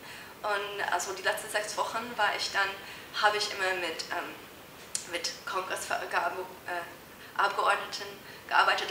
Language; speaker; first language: German; non-native, fluent; English